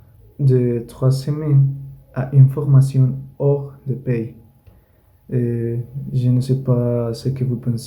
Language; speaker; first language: French; non-native, learner; Spanish